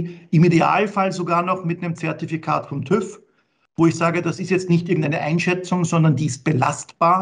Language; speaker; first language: German; native; German